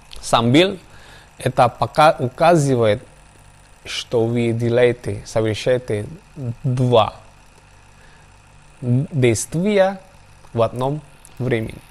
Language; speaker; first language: Russian; non-native, learner; Javanese